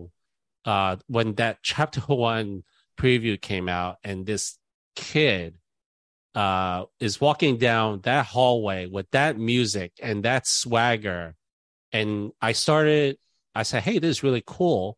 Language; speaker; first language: English; native; English